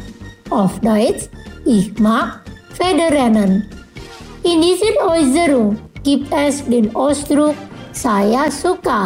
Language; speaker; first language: German; non-native, fluent; Indonesian